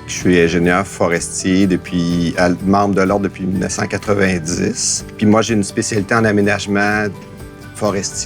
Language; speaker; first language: French; native; French